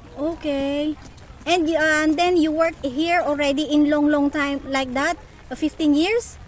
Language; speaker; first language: English; non-native, local second language; Filipino